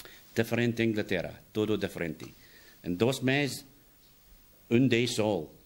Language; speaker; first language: Spanish; non-native, learner; English